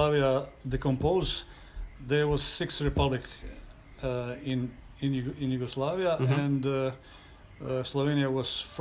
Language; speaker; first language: English; non-native, learner; Croatian